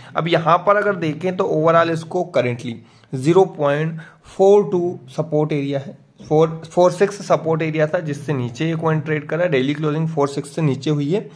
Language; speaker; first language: Hindi; native; Hindi